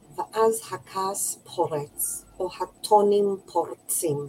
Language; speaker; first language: Hebrew; non-native, fluent; English